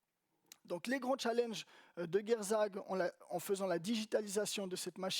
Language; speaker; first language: French; native; French